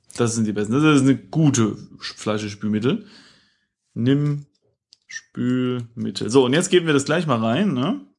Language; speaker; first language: German; native; German